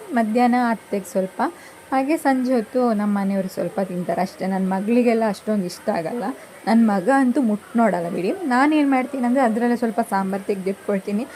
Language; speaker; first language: Kannada; native; Kannada